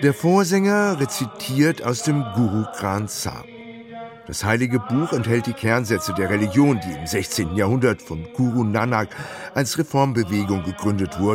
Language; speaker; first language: German; native; German